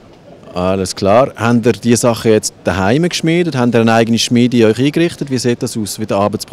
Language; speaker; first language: German; native; German